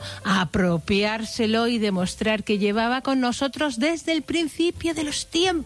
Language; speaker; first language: Spanish; native; Spanish